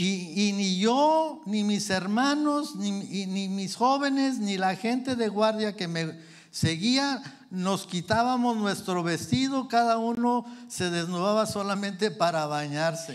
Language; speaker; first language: Spanish; early bilingual, heritage; Spanish